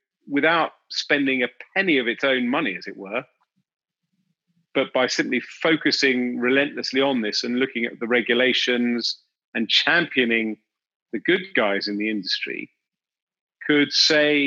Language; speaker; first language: English; native; English